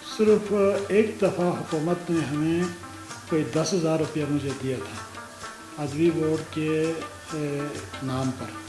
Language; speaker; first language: Urdu; non-native, local second language; Balti